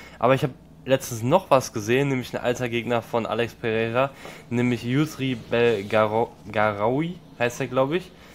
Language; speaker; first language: German; native; German